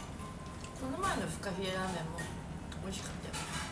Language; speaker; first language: Japanese; native; Japanese